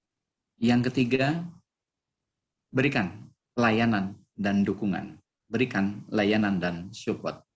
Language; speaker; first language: Indonesian; native; Indonesian